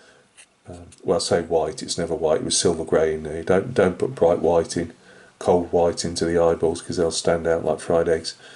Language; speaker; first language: English; native; English